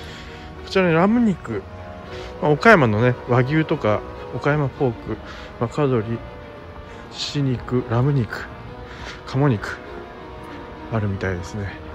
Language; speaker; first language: Japanese; native; Japanese